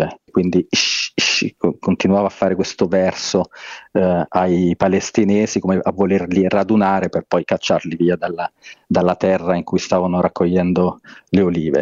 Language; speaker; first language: Italian; native; Italian